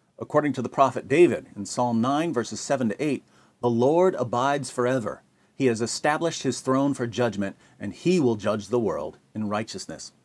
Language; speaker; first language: English; native; English